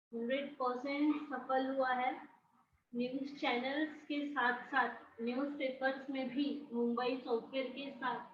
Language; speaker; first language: Hindi; non-native, local second language; Marathi